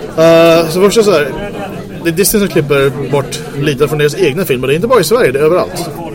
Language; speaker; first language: Swedish; non-native, fluent; English